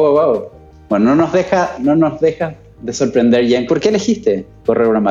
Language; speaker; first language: Spanish; native; Spanish